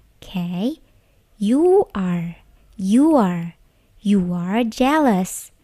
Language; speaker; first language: English; non-native, fluent; Indonesian